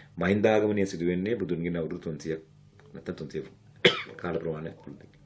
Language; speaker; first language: Sinhala; non-native, local second language; Tamil